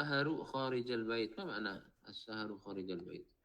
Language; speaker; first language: Arabic; non-native, fluent; Indonesian